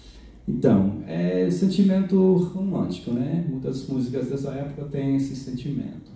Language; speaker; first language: Portuguese; non-native, fluent; English